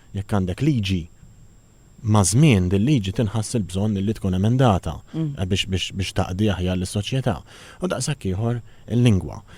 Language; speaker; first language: Maltese; native; Maltese